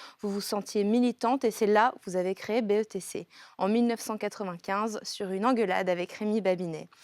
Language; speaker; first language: French; native; French